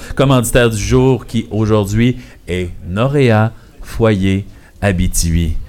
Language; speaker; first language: French; native; French